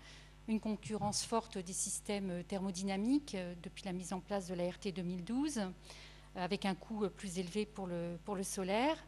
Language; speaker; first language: French; native; French